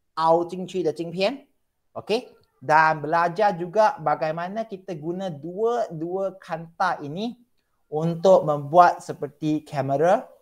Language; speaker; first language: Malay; non-native, local second language; Chinese